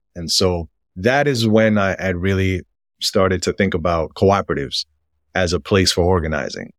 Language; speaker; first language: English; native; English